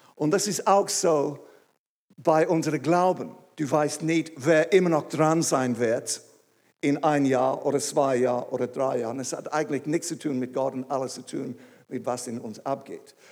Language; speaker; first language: German; non-native, fluent; English